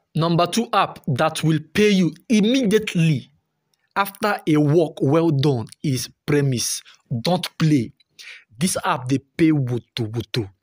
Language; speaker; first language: English; non-native, local second language; Igbo